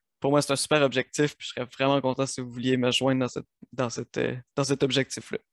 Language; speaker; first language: French; native; French